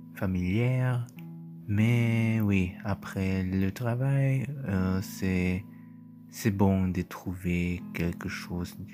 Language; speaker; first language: French; non-native, learner; German